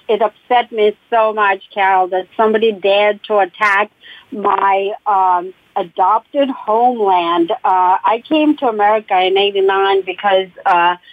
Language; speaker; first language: English; non-native, fluent; Russian